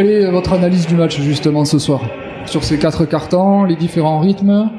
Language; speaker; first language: French; native; French